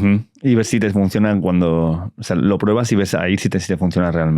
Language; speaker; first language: Spanish; native; Spanish